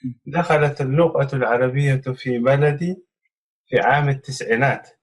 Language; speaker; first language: Arabic; non-native, learner; Tigrinya